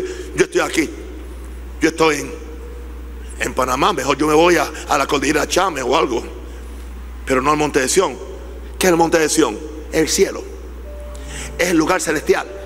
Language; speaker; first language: Spanish; native; Spanish